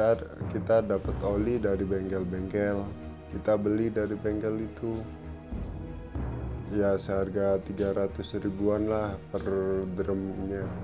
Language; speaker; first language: Indonesian; native; Indonesian